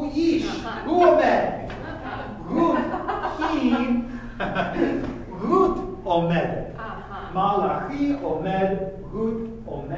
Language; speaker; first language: Hebrew; non-native, fluent; English